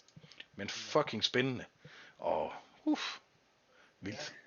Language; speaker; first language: Danish; native; Danish